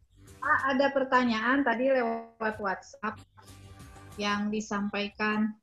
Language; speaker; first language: Indonesian; native; Indonesian